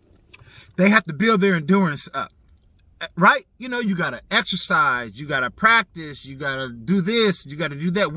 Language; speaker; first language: English; native; English